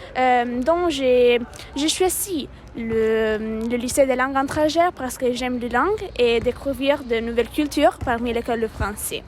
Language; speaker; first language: French; non-native, learner; Italian